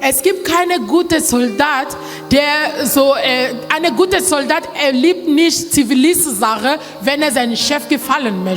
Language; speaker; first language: German; non-native, learner; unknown